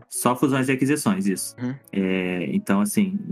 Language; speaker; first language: Portuguese; native; Portuguese